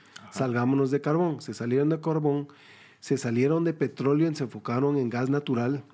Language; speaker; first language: Spanish; early bilingual, heritage; Spanish